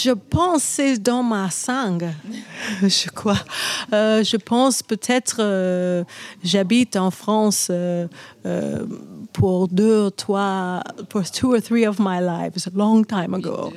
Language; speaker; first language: French; non-native, learner; English